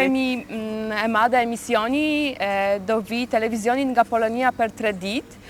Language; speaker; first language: Albanian; non-native, learner; Polish